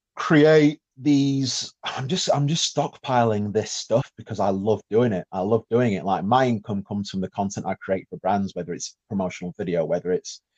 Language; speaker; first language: English; native; English